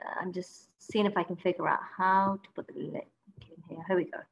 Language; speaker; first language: English; native; English